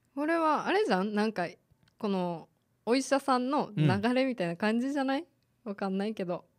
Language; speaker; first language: Japanese; native; Japanese